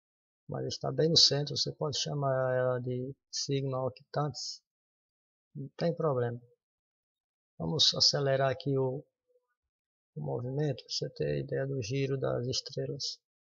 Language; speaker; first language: Portuguese; native; Portuguese